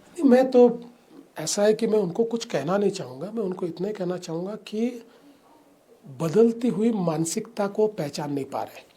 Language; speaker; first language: Hindi; non-native, local second language; Marathi